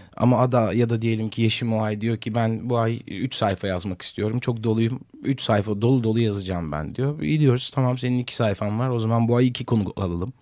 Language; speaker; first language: Turkish; native; Turkish